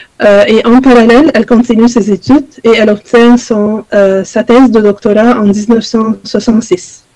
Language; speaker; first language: French; non-native, fluent; Arabic